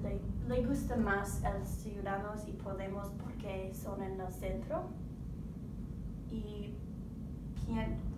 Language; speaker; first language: Spanish; non-native, learner; English